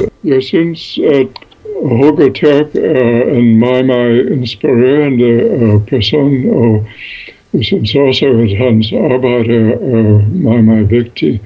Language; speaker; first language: Danish; non-native, fluent; English